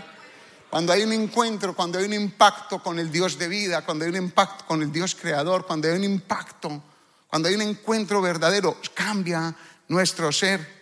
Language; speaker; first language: Spanish; native; Spanish